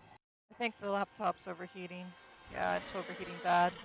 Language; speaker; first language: English; native; English